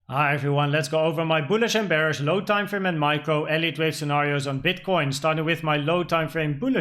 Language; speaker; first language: English; non-native, fluent; Dutch